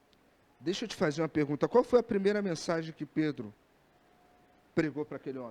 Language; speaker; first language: Portuguese; native; Portuguese